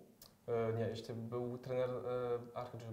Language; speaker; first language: Polish; early bilingual, heritage; French